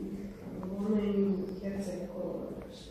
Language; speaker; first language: German; non-native, learner; Croatian